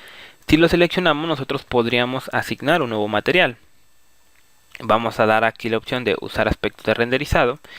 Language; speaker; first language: Spanish; native; Spanish